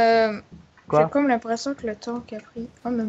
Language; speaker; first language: French; native; French